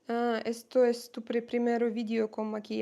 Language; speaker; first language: Spanish; non-native, learner; Russian